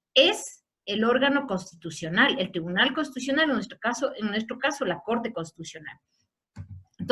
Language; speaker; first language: Spanish; native; Spanish